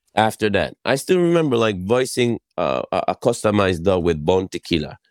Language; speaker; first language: English; non-native, fluent; Japanese